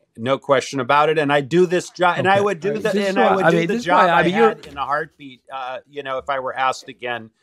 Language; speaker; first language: English; native; English